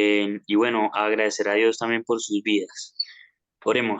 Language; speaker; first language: Spanish; native; Spanish